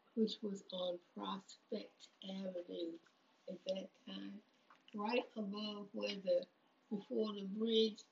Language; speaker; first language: English; native; English